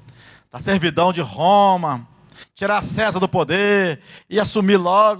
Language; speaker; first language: Portuguese; native; Portuguese